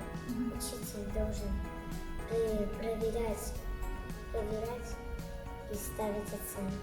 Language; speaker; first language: Russian; non-native, local second language; Kazakh